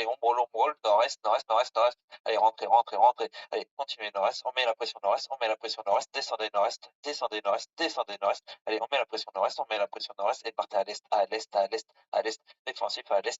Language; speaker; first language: French; native; French